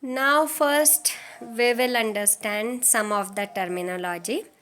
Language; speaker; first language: English; non-native, local second language; Punjabi